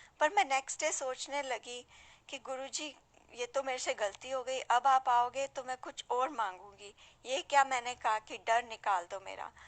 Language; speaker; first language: Hindi; native; Hindi